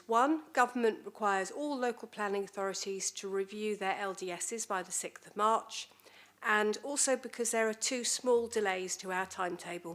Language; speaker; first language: English; native; English